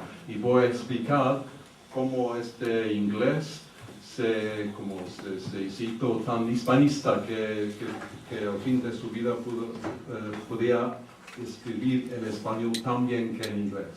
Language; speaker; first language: Spanish; early bilingual, heritage; English